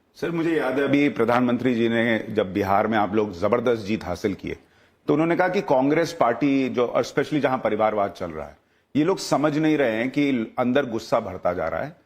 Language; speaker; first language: Hindi; native; Hindi